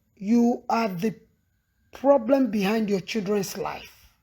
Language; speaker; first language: English; non-native, local second language; Yoruba